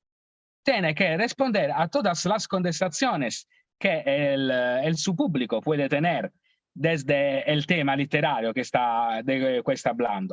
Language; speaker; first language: Spanish; non-native, learner; Italian